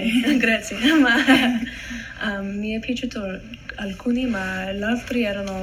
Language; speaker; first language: Italian; non-native, learner; English